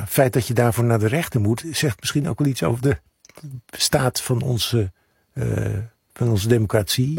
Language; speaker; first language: Dutch; native; Dutch